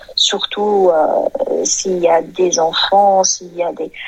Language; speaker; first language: French; non-native, fluent; Arabic